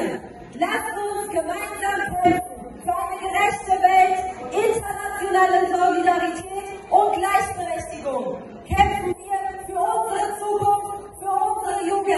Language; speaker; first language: German; early bilingual, other home language; Turkish